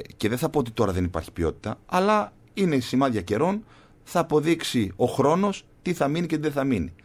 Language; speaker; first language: Greek; native; Greek